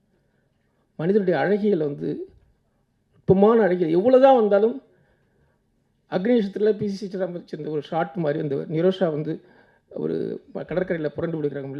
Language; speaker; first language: Tamil; native; Tamil